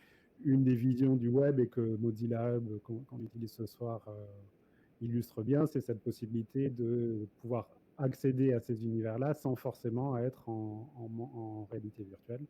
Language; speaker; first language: French; native; French